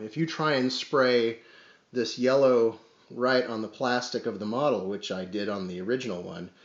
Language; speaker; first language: English; native; English